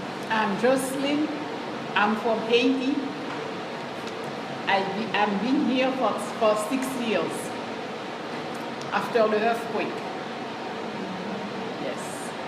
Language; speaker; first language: English; non-native, learner; Haitian Creole